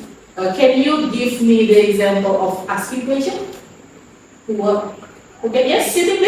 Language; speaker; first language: English; non-native, fluent; Indonesian